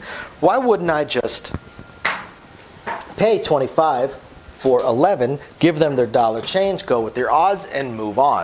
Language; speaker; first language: English; native; English